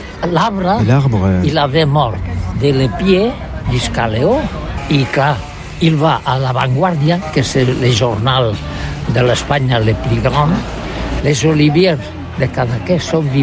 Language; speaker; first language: French; non-native, learner; Catalan